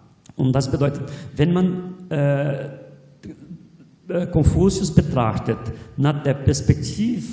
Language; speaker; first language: German; non-native, fluent; Portuguese